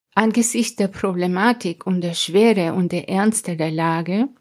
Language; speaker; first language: German; non-native, fluent; Spanish